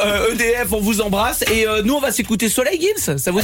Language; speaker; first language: French; native; French